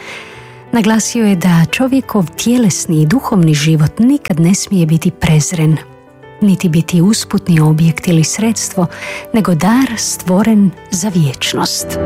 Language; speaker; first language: Croatian; native; Croatian